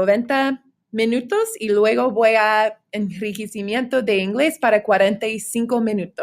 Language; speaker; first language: Spanish; non-native, fluent; English